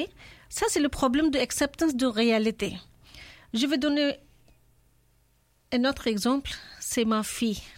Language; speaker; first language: French; non-native, learner; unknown